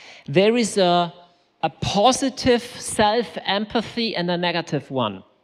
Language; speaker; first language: English; non-native, fluent; German